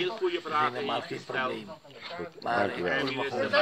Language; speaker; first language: Dutch; non-native, local second language; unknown